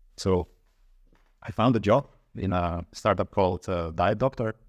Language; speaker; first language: English; non-native, fluent; Russian